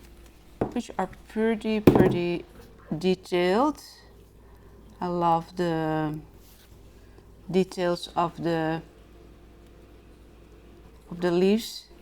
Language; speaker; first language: English; non-native, fluent; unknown